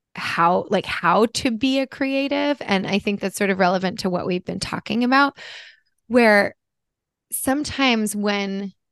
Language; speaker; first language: English; early bilingual, other home language; Italian